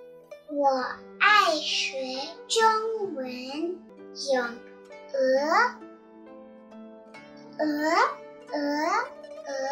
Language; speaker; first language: Chinese; non-native, learner; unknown